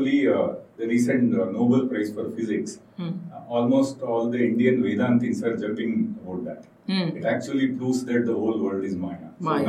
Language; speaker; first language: English; non-native, local second language; Kannada